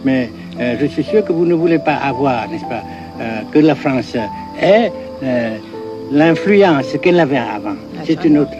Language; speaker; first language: French; non-native, fluent; Vietnamese